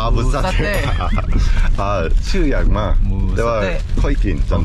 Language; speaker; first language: Thai; non-native, learner; Korean